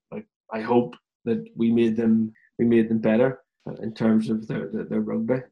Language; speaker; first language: English; native; English